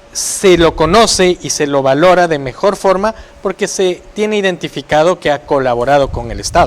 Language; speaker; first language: Spanish; native; Spanish